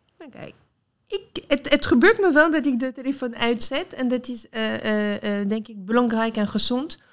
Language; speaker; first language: Dutch; non-native, fluent; French